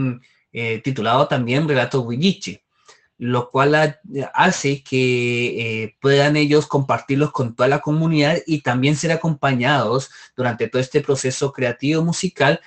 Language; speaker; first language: Spanish; native; Spanish